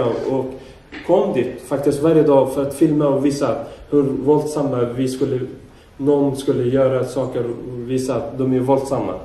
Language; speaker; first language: Swedish; non-native, fluent; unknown